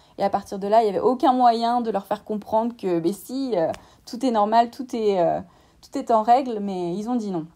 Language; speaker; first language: French; native; French